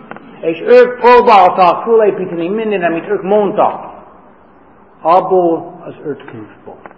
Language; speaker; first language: Hungarian; non-native, fluent; English